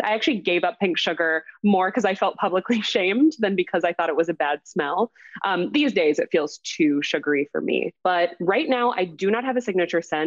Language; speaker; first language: English; native; English